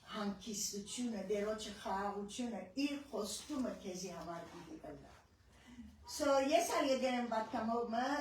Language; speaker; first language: Armenian; early bilingual, heritage; Armenian